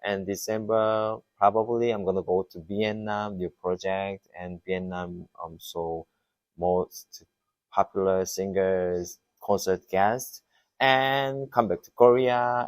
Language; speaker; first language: English; non-native, learner; Korean